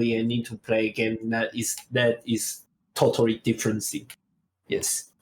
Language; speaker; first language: English; non-native, learner; Chinese